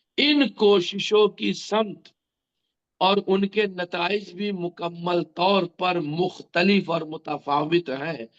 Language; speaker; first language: Urdu; native; Urdu